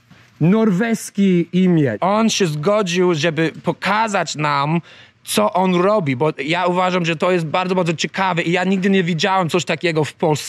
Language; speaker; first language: Polish; non-native, learner; English